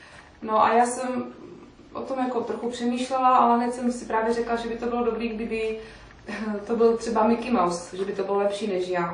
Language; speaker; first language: Czech; native; Czech